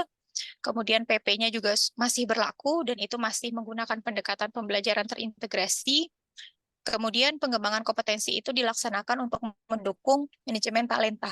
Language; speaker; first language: Indonesian; native; Indonesian